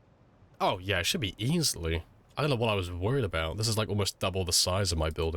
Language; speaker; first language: English; native; English